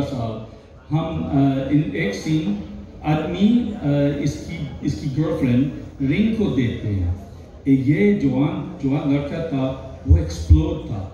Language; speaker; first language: Hindi; non-native, learner; English